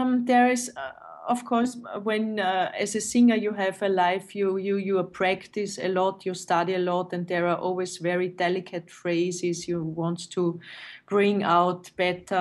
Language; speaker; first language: English; non-native, fluent; German